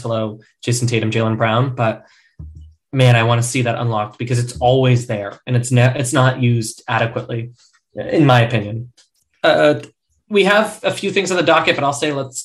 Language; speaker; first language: English; native; English